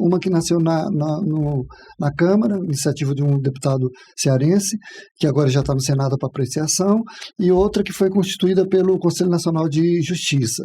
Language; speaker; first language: Portuguese; native; Portuguese